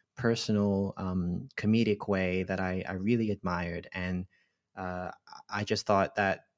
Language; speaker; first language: English; non-native, local second language; Cantonese